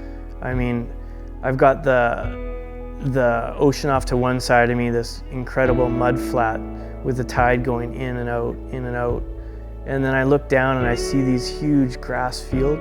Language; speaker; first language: English; native; English